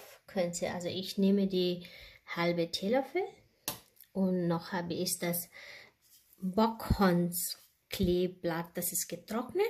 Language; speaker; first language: German; non-native, learner; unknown